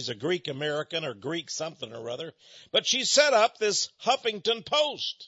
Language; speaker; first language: English; native; English